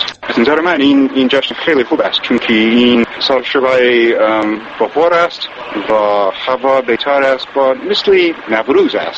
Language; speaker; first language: Persian; non-native, learner; English